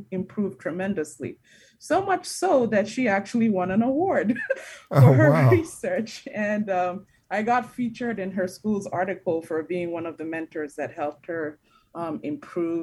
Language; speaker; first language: English; non-native, local second language; Igbo